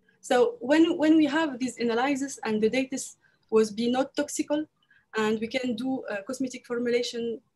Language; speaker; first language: English; non-native, learner; French